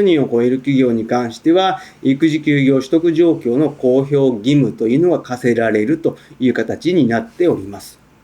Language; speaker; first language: Japanese; native; Japanese